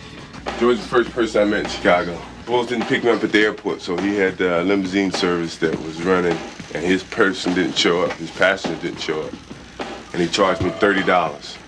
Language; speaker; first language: English; native; English